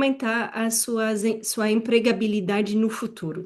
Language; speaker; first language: Portuguese; non-native, fluent; French